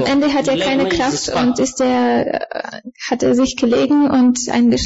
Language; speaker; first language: German; non-native, fluent; Bulgarian